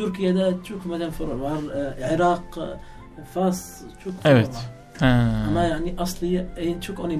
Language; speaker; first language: Turkish; non-native, learner; Arabic